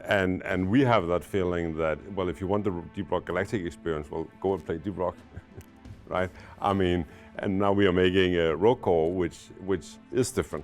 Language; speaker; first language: English; non-native, fluent; Danish